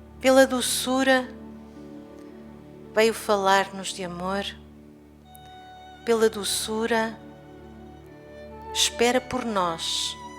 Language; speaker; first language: Portuguese; native; Portuguese